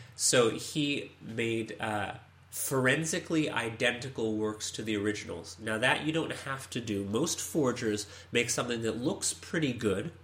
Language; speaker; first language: English; native; English